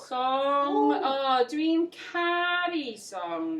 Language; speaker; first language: Welsh; non-native, learner; English